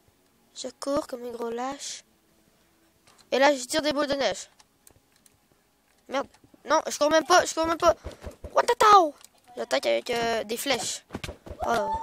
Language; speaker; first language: French; native; French